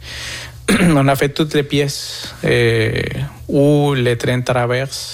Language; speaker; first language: French; non-native, fluent; Spanish